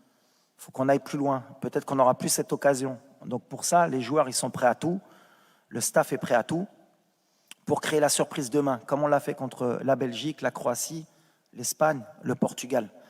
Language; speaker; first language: French; native; French